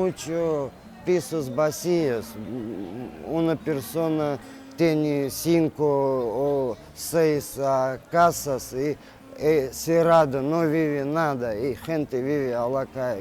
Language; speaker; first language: Spanish; non-native, learner; Italian